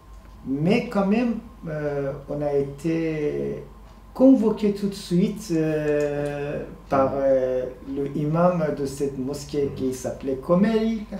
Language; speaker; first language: French; non-native, fluent; Persian